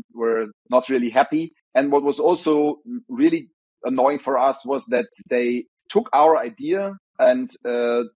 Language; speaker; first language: English; non-native, fluent; German